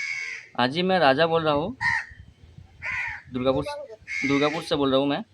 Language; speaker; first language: Hindi; non-native, local second language; Bangla